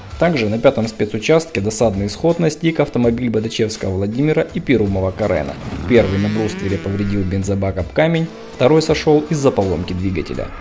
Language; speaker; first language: Russian; native; Russian